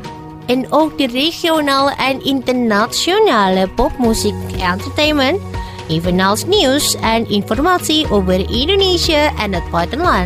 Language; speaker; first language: Dutch; non-native, fluent; Indonesian